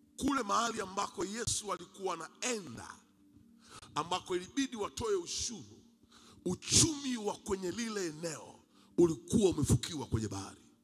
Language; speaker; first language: Swahili; native; Swahili